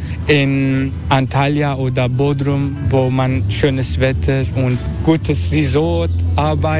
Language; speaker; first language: German; non-native, learner; Turkish